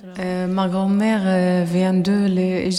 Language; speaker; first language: French; non-native, learner; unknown